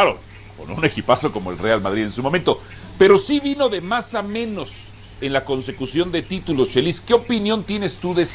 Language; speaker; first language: Spanish; native; Spanish